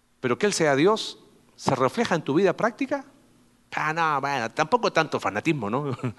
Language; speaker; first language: Spanish; native; Spanish